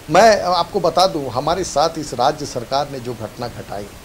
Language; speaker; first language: Hindi; native; Hindi